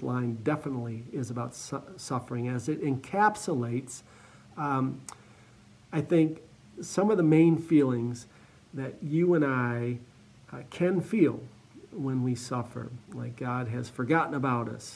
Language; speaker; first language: English; native; English